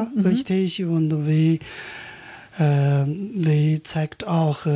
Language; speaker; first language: German; non-native, learner; Chinese